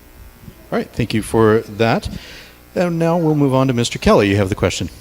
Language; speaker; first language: English; native; English